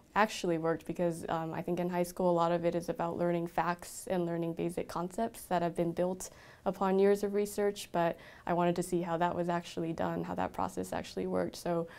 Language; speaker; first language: English; native; English